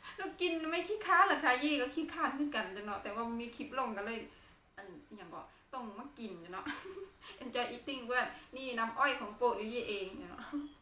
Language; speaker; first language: Thai; non-native, local second language; Khmer